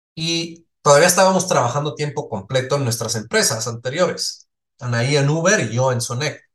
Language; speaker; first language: Spanish; non-native, fluent; Swiss German